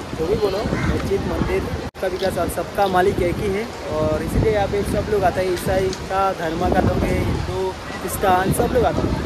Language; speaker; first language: Hindi; non-native, local second language; Assamese